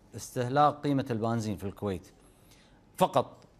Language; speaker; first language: Arabic; native; Arabic